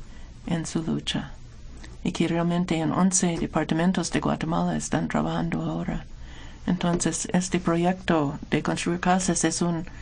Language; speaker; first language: Spanish; non-native, fluent; English